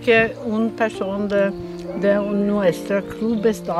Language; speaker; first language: Spanish; non-native, learner; Norwegian